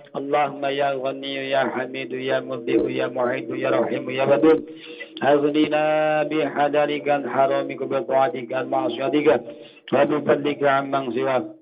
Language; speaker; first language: Arabic; non-native, fluent; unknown